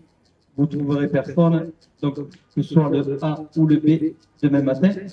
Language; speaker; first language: French; native; French